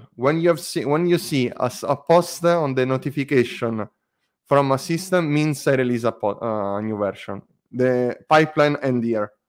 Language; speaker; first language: English; non-native, learner; Italian